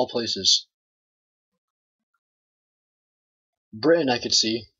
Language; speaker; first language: English; native; English